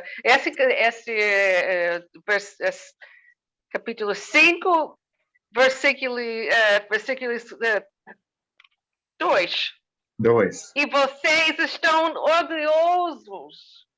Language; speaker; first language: Portuguese; non-native, learner; English